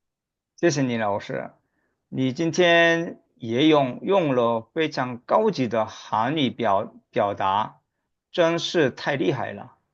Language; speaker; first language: Chinese; non-native, fluent; Korean